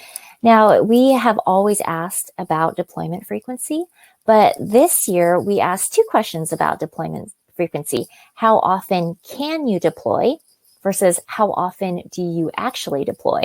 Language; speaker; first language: English; native; English